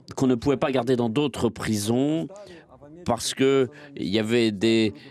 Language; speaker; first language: French; non-native, fluent; Russian